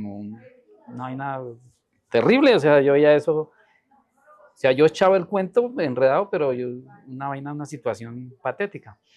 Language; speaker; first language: Spanish; native; Spanish